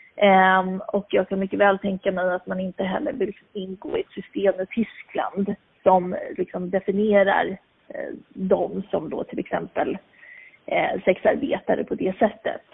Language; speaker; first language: Swedish; native; Swedish